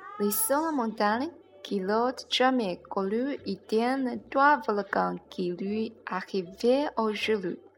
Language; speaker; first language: French; non-native, learner; Chinese